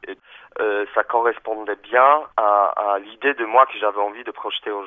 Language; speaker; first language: French; early bilingual, other home language; Polish